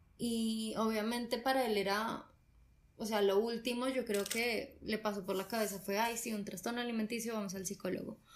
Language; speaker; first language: Spanish; native; Spanish